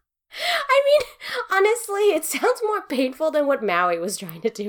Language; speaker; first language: English; native; English